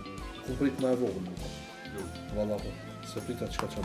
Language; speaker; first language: Albanian; native; Albanian